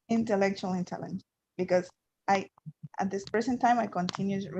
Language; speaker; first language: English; non-native, learner; Spanish